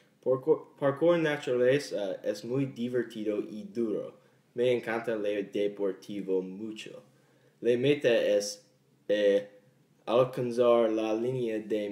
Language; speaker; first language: Spanish; non-native, learner; English